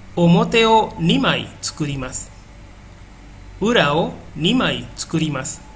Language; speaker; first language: Japanese; non-native, fluent; Indonesian